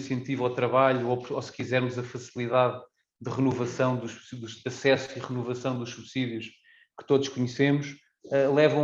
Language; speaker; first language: Portuguese; native; Portuguese